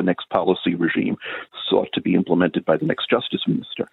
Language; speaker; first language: English; native; English